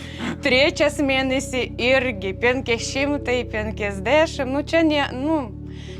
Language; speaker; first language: Lithuanian; non-native, learner; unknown